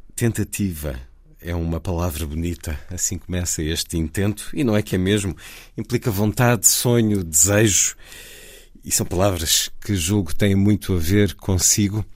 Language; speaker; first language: Portuguese; native; Portuguese